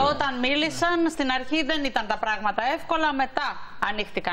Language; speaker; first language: Greek; native; Greek